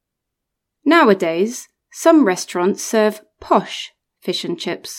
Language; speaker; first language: English; native; English